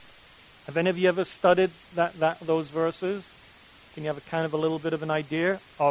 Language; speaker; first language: English; native; English